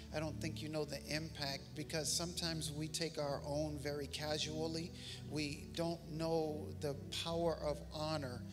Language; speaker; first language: English; native; English